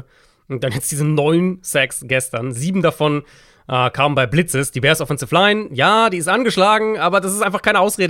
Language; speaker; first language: German; native; German